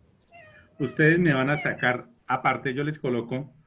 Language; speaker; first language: Spanish; native; Spanish